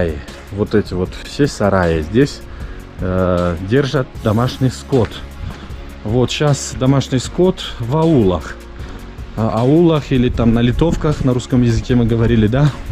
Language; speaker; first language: Russian; non-native, local second language; Tajik